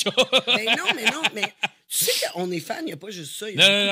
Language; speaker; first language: French; native; French